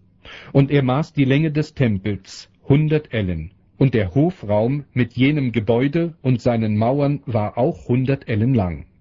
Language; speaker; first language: German; native; German